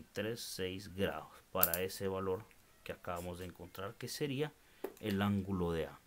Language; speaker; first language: Spanish; native; Spanish